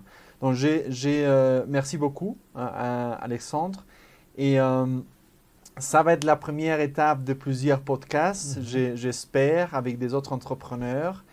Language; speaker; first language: French; non-native, fluent; Spanish